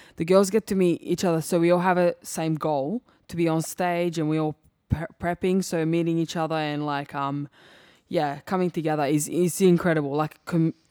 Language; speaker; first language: English; early bilingual, other home language; Serbian